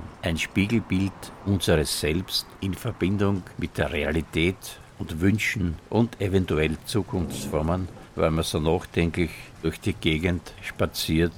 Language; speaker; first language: German; native; German